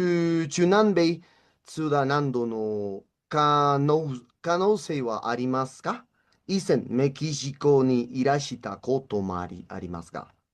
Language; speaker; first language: Japanese; non-native, learner; Spanish